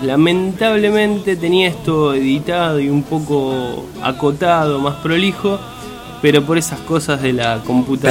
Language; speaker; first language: Spanish; native; Spanish